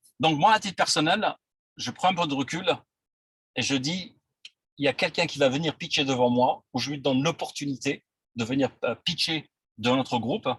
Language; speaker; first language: French; non-native, local second language; Arabic